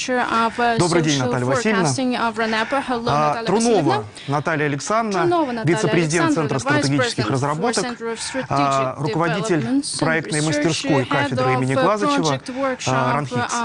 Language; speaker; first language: Russian; native; Russian